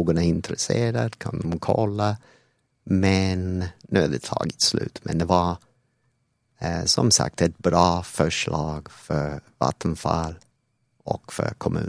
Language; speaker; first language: Swedish; non-native, fluent; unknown